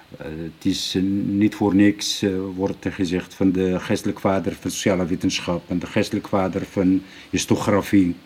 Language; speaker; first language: Dutch; non-native, fluent; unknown